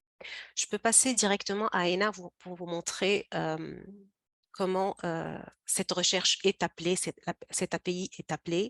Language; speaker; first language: French; native; French